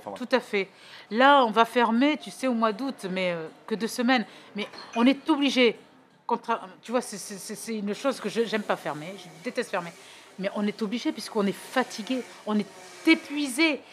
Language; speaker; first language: French; native; French